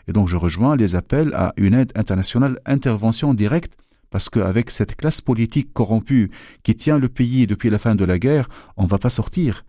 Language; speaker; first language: French; non-native, local second language; Arabic